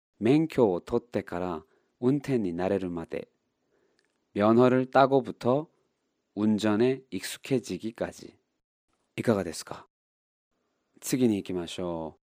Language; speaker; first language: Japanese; non-native, fluent; Korean